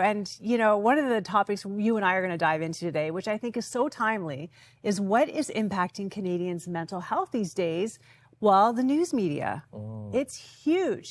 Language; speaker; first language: English; native; English